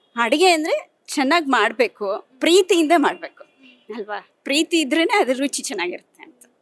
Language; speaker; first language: Kannada; native; Kannada